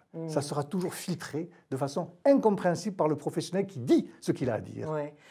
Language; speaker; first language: French; native; French